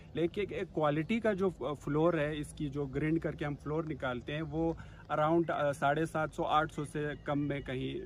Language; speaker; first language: Urdu; non-native, local second language; Balti